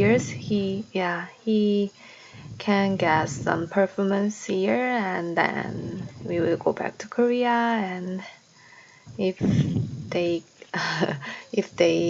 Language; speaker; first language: English; non-native, learner; Korean